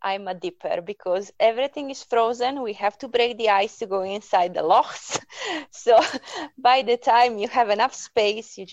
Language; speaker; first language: English; non-native, fluent; Italian